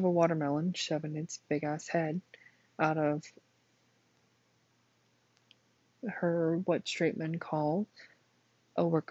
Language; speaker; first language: English; native; English